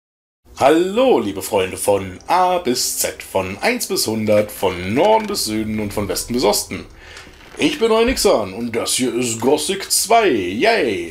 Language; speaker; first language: German; native; German